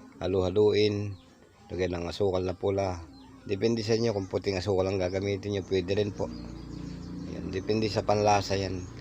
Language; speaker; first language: Filipino; native; Filipino